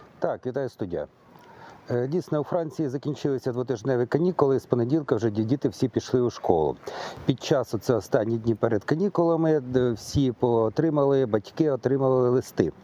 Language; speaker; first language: Ukrainian; native; Ukrainian